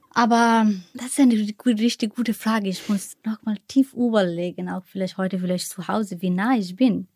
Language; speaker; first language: German; non-native, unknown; Bangla